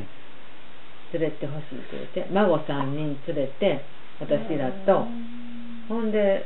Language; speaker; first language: Japanese; native; Japanese